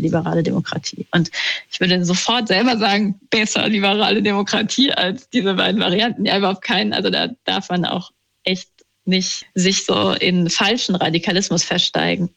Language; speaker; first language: German; native; German